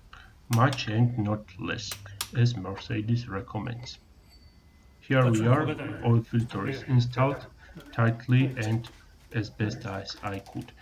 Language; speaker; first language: English; non-native, learner; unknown